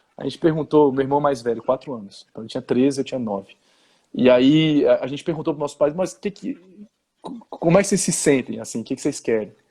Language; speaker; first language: Portuguese; early bilingual, heritage; Portuguese